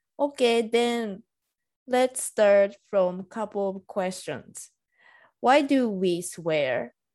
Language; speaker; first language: English; non-native, fluent; Japanese